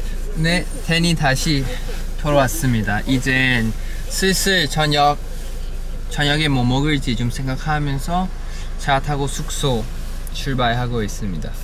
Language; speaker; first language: Korean; non-native, fluent; Thai